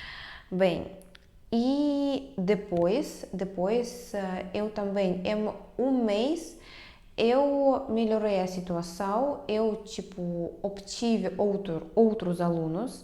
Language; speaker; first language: Portuguese; non-native, fluent; Russian